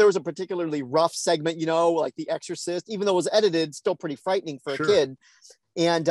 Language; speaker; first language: English; native; English